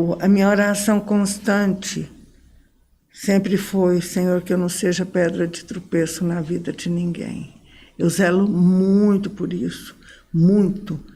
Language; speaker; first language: Portuguese; early bilingual, other home language; Arabic